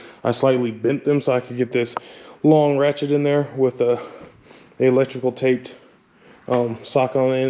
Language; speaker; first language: English; native; English